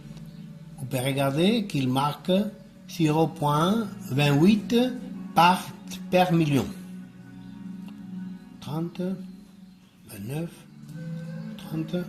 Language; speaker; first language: French; non-native, learner; Spanish